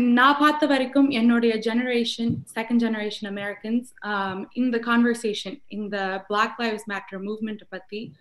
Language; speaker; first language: Tamil; early bilingual, heritage; Tamil